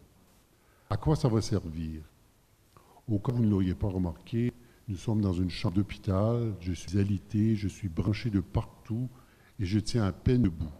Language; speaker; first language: French; native; French